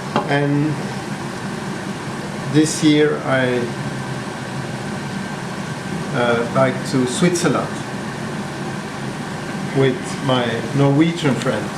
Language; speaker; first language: English; non-native, fluent; Swedish